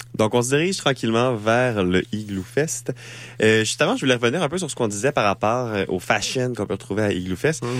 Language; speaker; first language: French; native; French